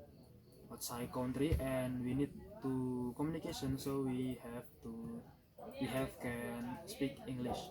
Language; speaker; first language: English; non-native, learner; Indonesian